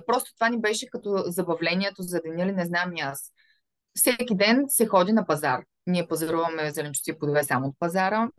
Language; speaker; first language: Bulgarian; native; Bulgarian